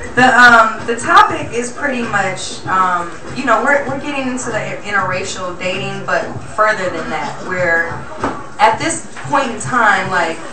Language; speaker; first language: English; native; English